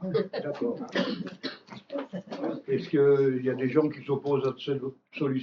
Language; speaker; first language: French; native; French